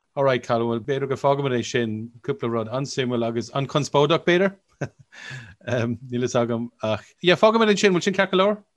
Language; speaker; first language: Irish; non-native, local second language; English